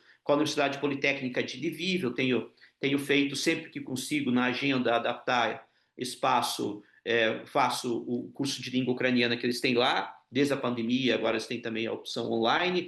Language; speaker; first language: Portuguese; non-native, local second language; Ukrainian